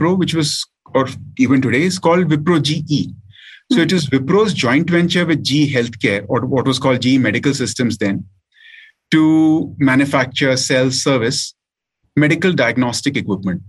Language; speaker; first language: English; non-native, local second language; Hindi